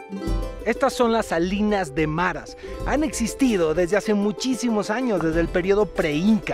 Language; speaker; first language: Spanish; native; Spanish